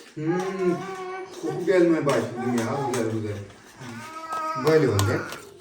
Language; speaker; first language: Turkish; native; Turkish